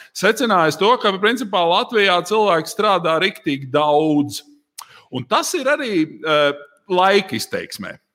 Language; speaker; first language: Latvian; native; Latvian